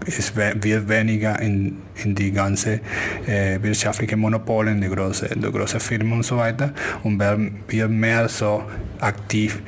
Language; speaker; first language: German; non-native, fluent; Spanish